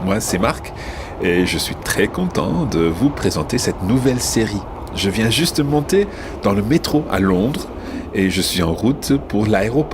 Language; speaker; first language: French; non-native, fluent; English